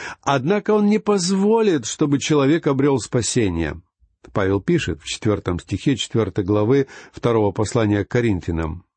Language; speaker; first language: Russian; native; Russian